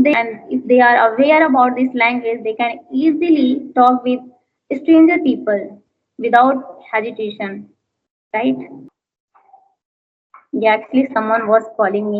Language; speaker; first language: English; non-native, learner; Hindi